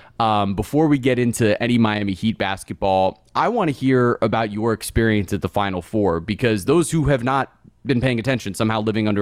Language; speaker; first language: English; native; English